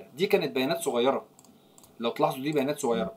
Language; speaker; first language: Arabic; native; Arabic